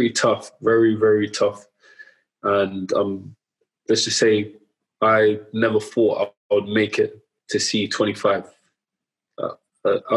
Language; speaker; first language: English; native; English